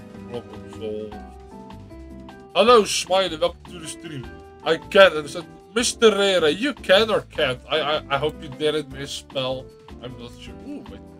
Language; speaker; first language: English; non-native, fluent; Dutch